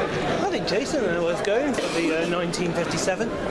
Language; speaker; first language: English; native; English